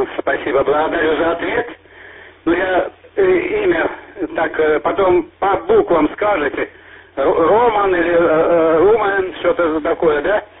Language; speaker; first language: Russian; native; Russian